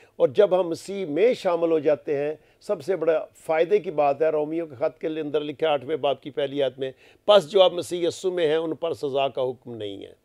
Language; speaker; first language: Urdu; non-native, local second language; Punjabi